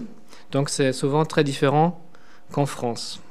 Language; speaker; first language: French; non-native, fluent; German